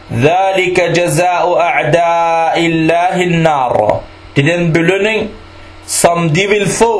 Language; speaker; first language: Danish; non-native, fluent; Arabic